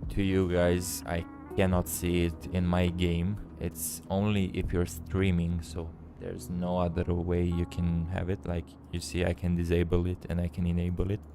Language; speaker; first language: English; non-native, fluent; Romanian